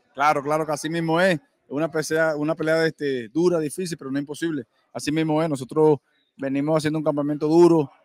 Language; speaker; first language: Spanish; native; Spanish